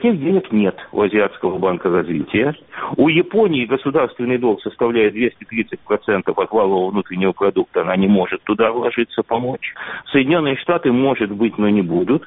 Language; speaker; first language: Russian; native; Russian